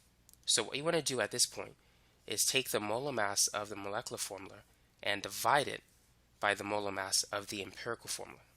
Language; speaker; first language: English; native; English